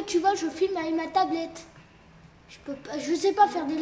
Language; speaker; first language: French; native; French